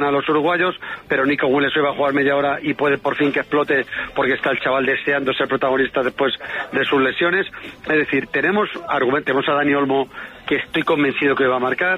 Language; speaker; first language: Spanish; native; Spanish